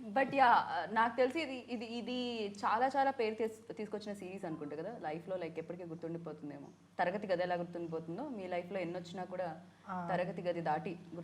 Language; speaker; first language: Telugu; native; Telugu